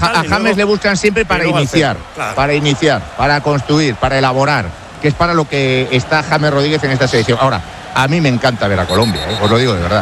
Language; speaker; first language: Spanish; native; Spanish